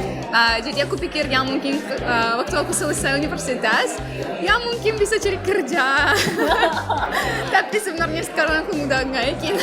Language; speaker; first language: Indonesian; non-native, fluent; Russian